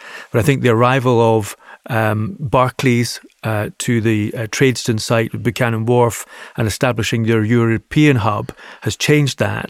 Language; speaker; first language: English; native; English